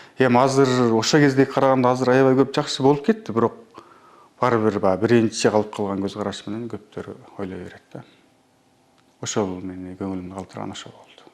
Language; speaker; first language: Kyrgyz; early bilingual, heritage; Kyrgyz